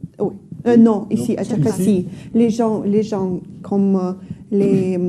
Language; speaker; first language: French; non-native, learner; Ukrainian